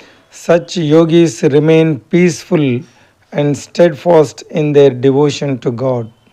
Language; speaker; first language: English; non-native, local second language; Telugu